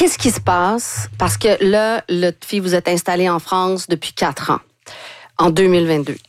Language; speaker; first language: French; native; French